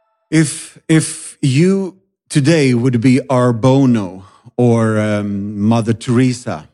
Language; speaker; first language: English; non-native, fluent; Swedish